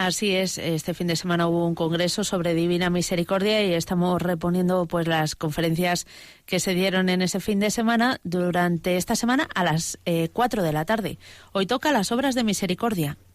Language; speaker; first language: Spanish; native; Spanish